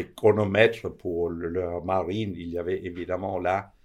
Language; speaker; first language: French; non-native, fluent; Danish